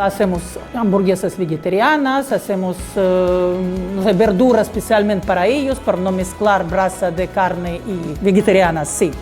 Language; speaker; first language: Spanish; non-native, learner; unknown